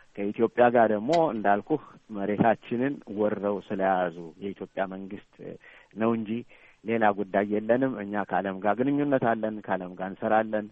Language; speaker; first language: Amharic; non-native, local second language; Tigrinya